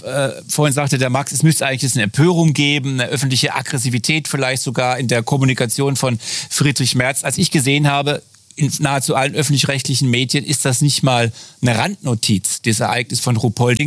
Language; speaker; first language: German; native; German